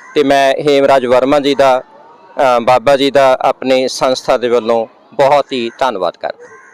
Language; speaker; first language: Punjabi; native; Punjabi